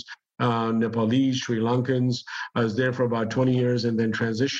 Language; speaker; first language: English; non-native, local second language; Urdu